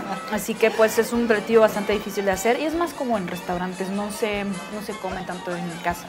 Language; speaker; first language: Spanish; non-native, fluent; Ukrainian